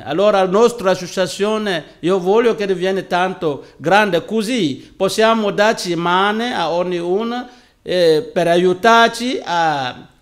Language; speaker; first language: Italian; non-native, learner; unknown